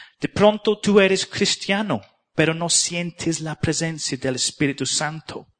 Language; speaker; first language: Spanish; non-native, learner; English